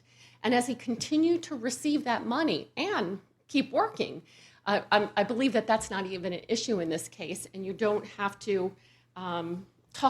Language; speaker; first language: English; native; English